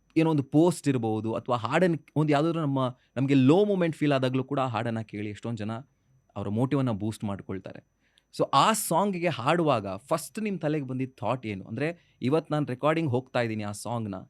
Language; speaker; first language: Kannada; native; Kannada